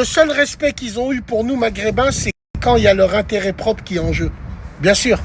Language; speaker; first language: French; native; French